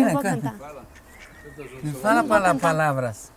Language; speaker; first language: Portuguese; non-native, fluent; Polish